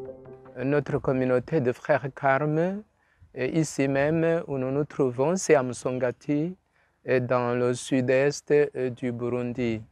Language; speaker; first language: French; non-native, local second language; Rundi